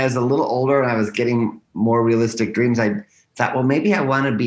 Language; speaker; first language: English; native; English